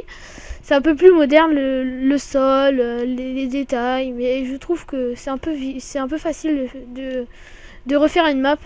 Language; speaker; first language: French; native; French